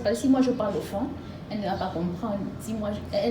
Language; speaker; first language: French; non-native, local second language; Fang